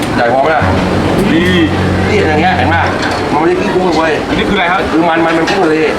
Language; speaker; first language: Thai; native; Thai